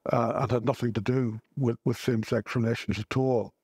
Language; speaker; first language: English; native; English